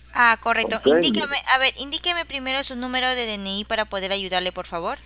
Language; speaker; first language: Spanish; native; Spanish